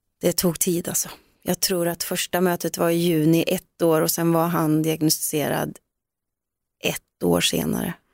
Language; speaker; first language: Swedish; native; Swedish